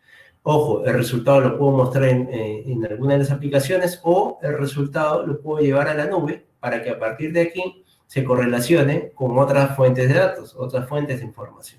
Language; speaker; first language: Spanish; native; Spanish